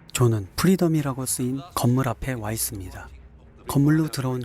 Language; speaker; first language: Korean; native; Korean